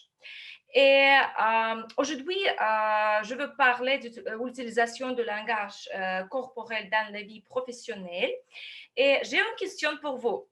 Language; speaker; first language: French; non-native, fluent; Russian